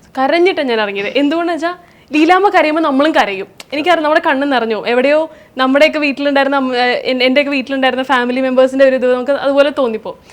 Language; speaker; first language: Malayalam; native; Malayalam